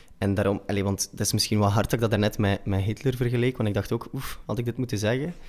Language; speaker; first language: Dutch; native; Dutch